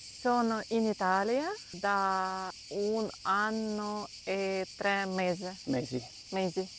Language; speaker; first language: Italian; non-native, learner; Ukrainian